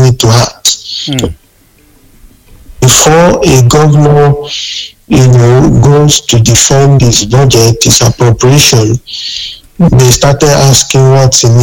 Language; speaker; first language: English; non-native, local second language; Yoruba